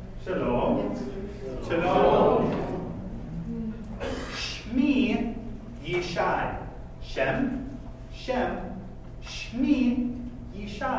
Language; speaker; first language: Hebrew; non-native, fluent; English